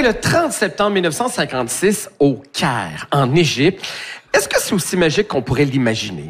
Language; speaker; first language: French; native; French